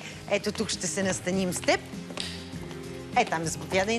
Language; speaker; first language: Bulgarian; native; Bulgarian